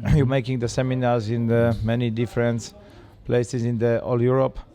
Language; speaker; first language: English; non-native, learner; Polish